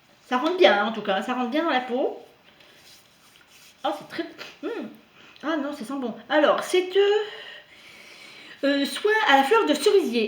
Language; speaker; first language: French; native; French